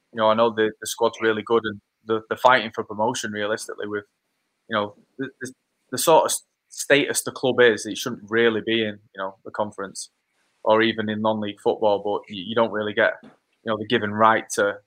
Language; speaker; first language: English; native; English